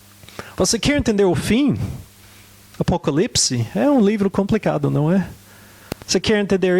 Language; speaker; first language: Portuguese; non-native, fluent; English